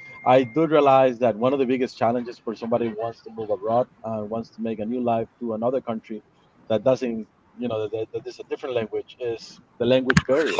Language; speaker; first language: English; non-native, fluent; Spanish